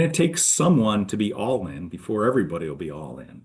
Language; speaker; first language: English; native; English